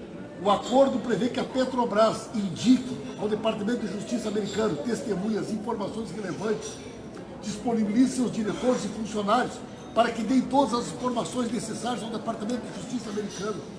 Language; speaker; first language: Portuguese; native; Portuguese